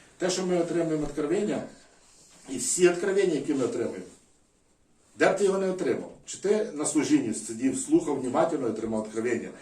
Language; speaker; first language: Ukrainian; non-native, local second language; Russian